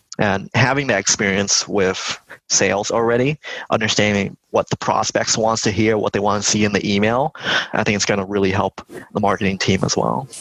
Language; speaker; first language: English; early bilingual, other home language; Vietnamese